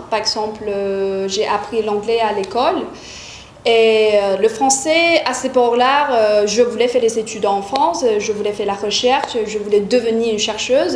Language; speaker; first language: French; non-native, fluent; Chinese